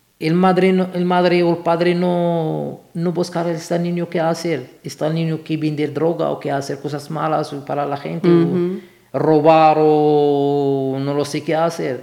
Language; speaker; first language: Spanish; non-native, learner; Arabic